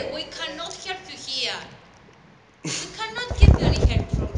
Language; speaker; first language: English; non-native, local second language; Greek